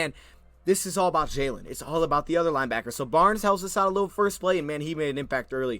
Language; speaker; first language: English; native; English